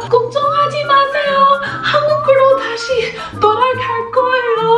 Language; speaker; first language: Korean; non-native, fluent; English